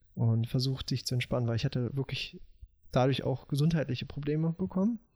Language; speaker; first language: German; native; German